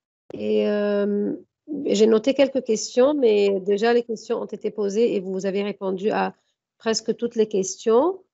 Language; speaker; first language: French; non-native, fluent; Arabic